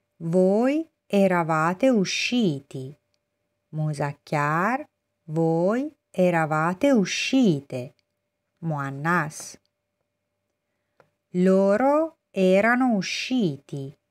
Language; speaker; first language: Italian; non-native, fluent; Persian